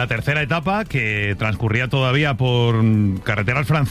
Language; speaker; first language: Spanish; native; Spanish